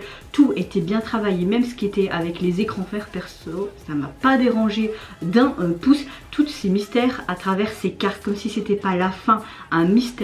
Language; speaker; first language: French; native; French